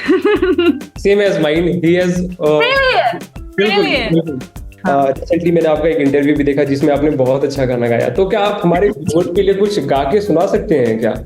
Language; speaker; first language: Hindi; native; Hindi